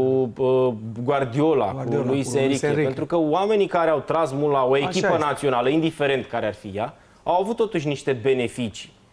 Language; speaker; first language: Romanian; native; Romanian